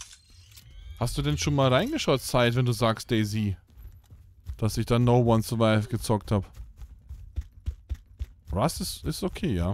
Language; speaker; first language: German; native; German